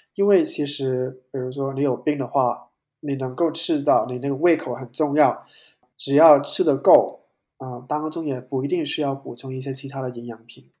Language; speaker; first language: Chinese; non-native, local second language; Cantonese